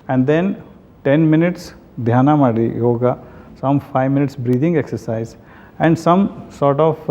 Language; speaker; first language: English; non-native, local second language; Kannada